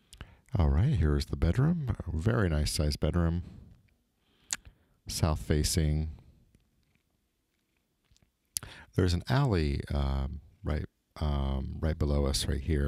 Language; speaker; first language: English; native; English